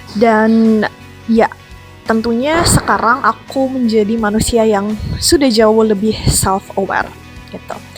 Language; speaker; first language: Indonesian; native; Indonesian